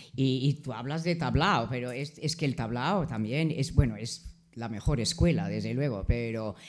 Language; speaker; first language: Spanish; non-native, fluent; English